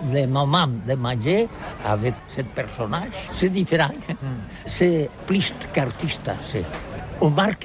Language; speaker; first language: French; non-native, learner; Catalan